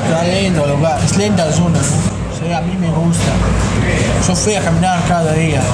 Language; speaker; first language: Spanish; non-native, learner; Arabic